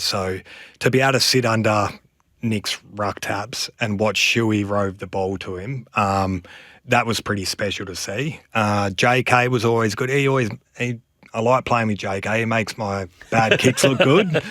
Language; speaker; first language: English; native; English